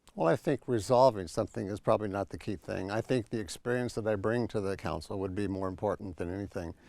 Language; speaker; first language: English; native; English